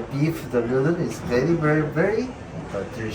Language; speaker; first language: English; non-native, learner; Korean